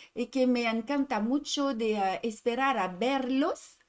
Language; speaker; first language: Spanish; non-native, learner; French